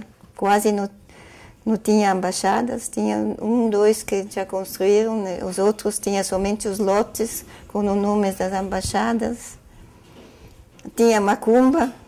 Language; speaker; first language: Portuguese; non-native, fluent; German